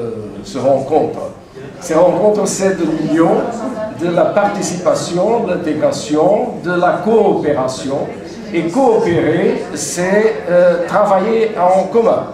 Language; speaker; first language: French; non-native, fluent; Portuguese